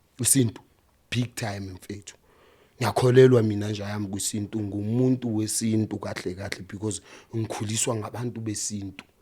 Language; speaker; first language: Zulu; non-native, local second language; Xhosa